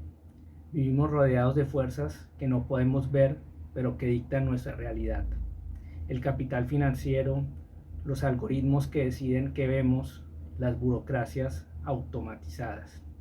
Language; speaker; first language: Spanish; native; Spanish